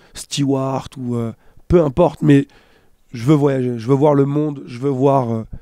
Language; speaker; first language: French; native; French